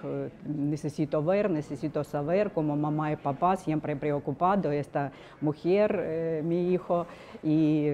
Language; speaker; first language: Spanish; non-native, learner; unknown